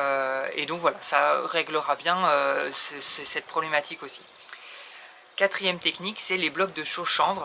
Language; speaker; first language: French; native; French